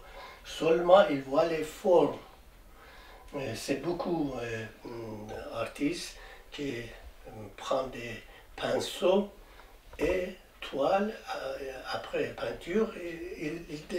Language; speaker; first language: French; non-native, learner; Persian